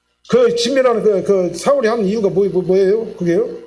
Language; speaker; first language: Korean; native; Korean